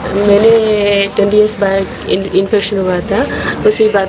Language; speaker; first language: Hindi; non-native, local second language; Malayalam